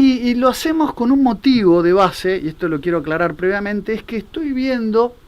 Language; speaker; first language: Spanish; native; Spanish